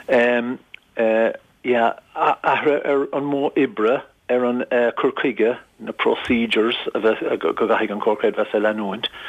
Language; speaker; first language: Irish; native; Irish